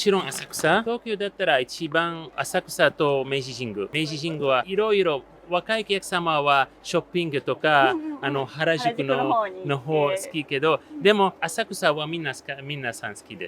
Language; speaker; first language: Japanese; non-native, learner; Arabic